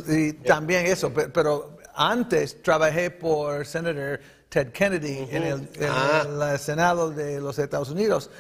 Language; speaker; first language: Spanish; early bilingual, heritage; Spanish